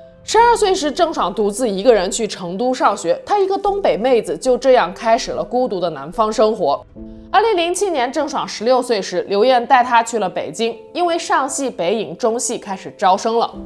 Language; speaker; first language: Chinese; native; Chinese